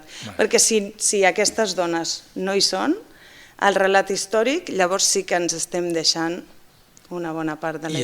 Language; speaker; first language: Catalan; non-native, fluent; Basque